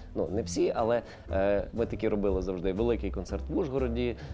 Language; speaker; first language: Ukrainian; non-native, local second language; Russian